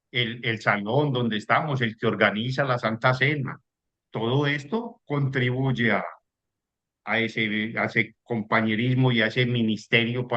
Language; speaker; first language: Spanish; native; Spanish